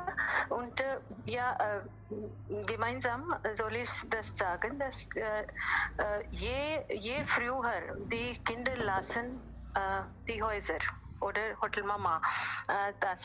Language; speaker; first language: German; non-native, learner; Hindi